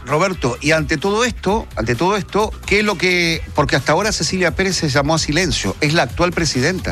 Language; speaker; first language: Spanish; native; Spanish